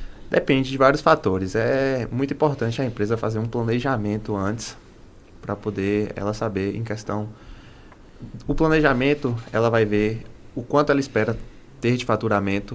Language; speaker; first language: Portuguese; native; Portuguese